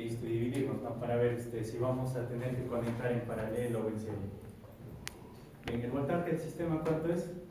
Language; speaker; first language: Spanish; native; Spanish